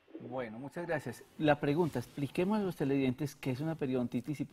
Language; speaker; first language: Spanish; native; Spanish